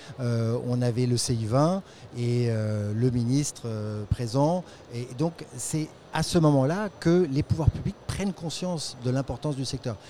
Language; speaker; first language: French; native; French